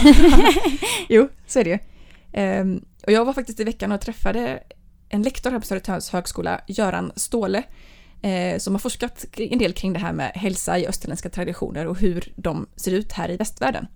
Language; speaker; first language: Swedish; native; Swedish